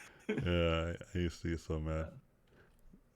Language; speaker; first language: English; native; English